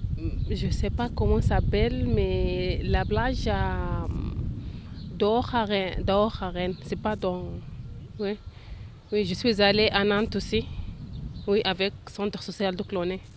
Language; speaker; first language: French; non-native, learner; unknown